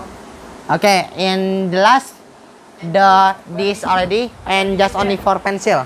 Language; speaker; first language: English; non-native, learner; Indonesian